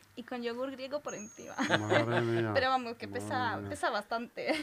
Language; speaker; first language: Spanish; early bilingual, other home language; Romanian